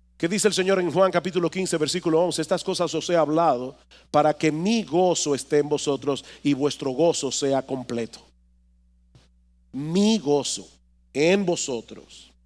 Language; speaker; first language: Spanish; native; Spanish